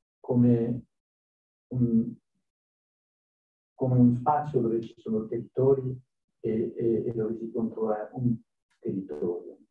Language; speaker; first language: Italian; non-native, learner; French